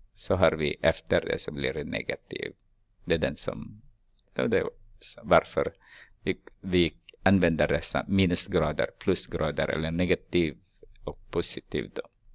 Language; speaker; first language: Swedish; non-native, fluent; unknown